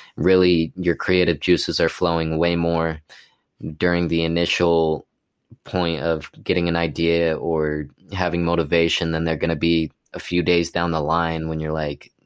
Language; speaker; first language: English; native; English